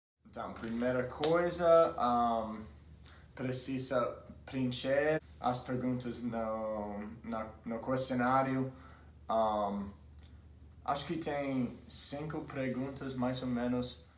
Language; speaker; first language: Portuguese; non-native, fluent; English